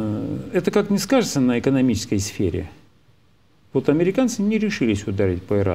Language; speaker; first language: Russian; native; Russian